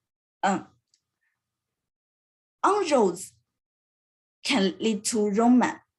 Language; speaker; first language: English; non-native, learner; Chinese